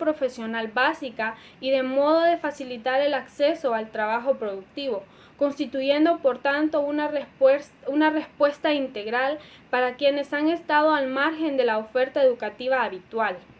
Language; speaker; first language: Spanish; native; Spanish